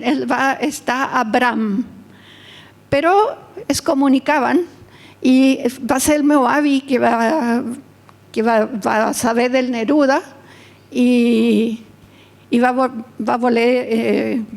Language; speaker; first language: Catalan; early bilingual, heritage; Catalan